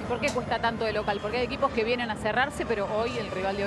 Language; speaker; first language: Spanish; native; Spanish